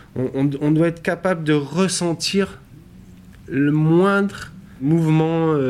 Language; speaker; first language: French; native; French